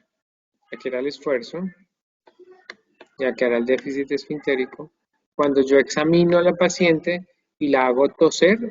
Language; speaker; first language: Spanish; native; Spanish